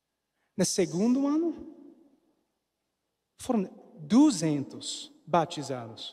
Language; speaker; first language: Portuguese; non-native, learner; English